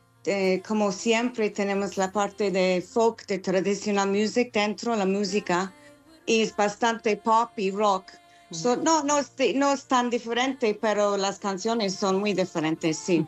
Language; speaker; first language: Spanish; non-native, fluent; English